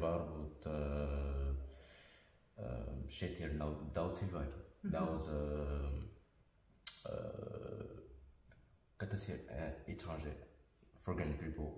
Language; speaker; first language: Latvian; non-native, learner; French